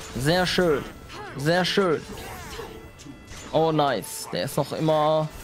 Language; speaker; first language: German; native; German